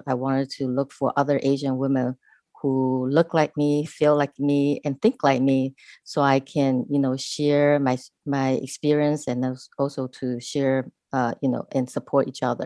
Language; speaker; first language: English; non-native, fluent; Chinese